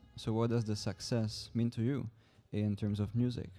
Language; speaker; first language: English; non-native, fluent; Czech